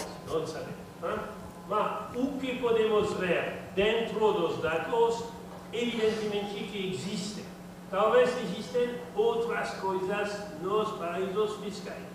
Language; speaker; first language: Portuguese; non-native, learner; French